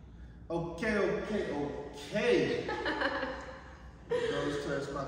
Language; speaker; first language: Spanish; non-native, learner; English